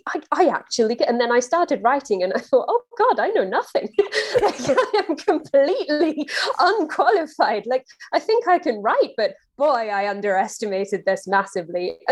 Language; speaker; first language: English; native; English